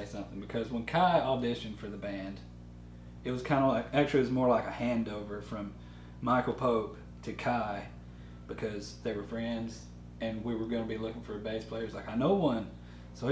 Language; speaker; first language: English; native; English